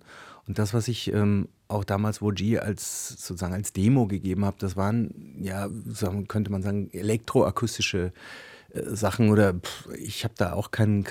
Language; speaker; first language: German; native; German